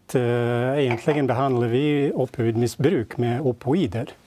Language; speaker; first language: Swedish; non-native, fluent; English